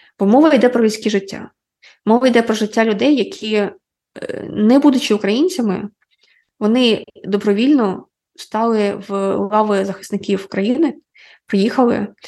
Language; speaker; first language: Ukrainian; non-native, local second language; Russian